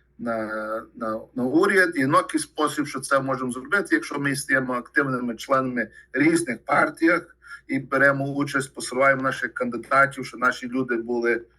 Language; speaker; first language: Ukrainian; early bilingual, heritage; Ukrainian